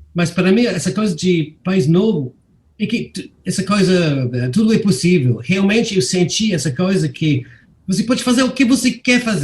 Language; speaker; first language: Portuguese; non-native, fluent; English